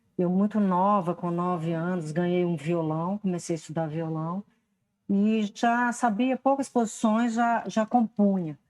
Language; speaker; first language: Portuguese; native; Portuguese